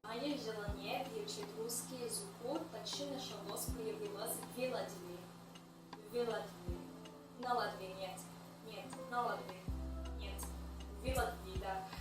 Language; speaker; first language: Russian; non-native, learner; English